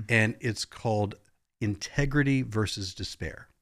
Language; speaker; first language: English; native; English